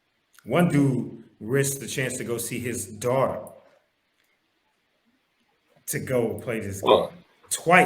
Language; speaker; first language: English; native; English